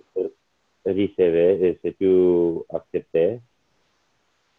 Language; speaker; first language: French; non-native, learner; Italian